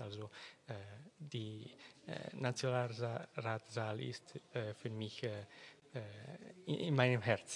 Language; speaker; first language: German; non-native, local second language; Italian